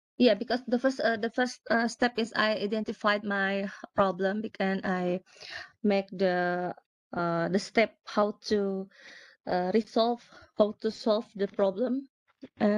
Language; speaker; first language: English; non-native, learner; Indonesian